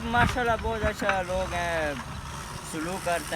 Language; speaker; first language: Hindi; non-native, local second language; Pashto